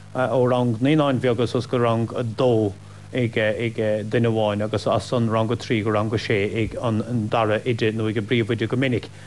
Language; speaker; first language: Irish; native; Irish